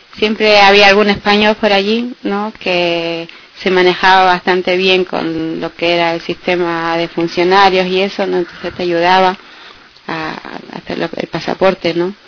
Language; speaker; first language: Spanish; early bilingual, heritage; Spanish